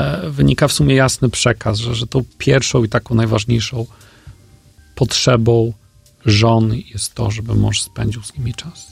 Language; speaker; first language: Polish; native; Polish